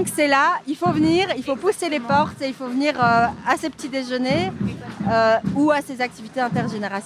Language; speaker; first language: French; native; French